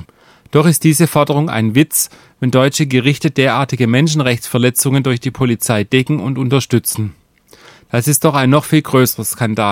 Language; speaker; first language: German; native; German